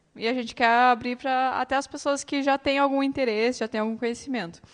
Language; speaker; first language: Portuguese; native; Portuguese